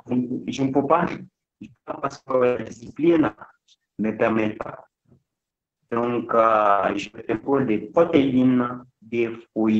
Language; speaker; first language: French; non-native, fluent; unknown